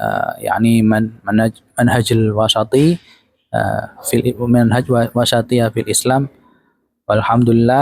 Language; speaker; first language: Arabic; non-native, learner; Javanese